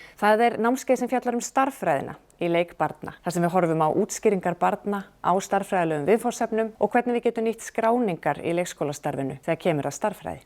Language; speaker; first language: Icelandic; native; Icelandic